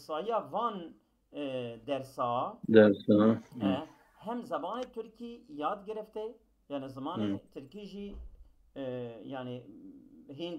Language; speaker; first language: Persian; non-native, fluent; Kurdish